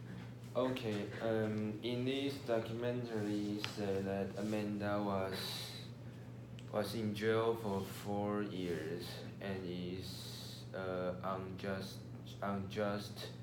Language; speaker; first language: English; non-native, learner; Chinese